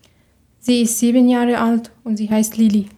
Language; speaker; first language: German; non-native, learner; Arabic